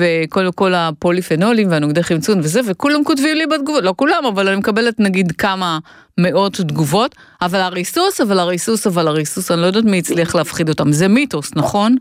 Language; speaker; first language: Hebrew; native; Hebrew